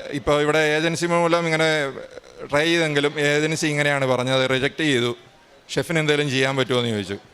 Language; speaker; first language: Malayalam; native; Malayalam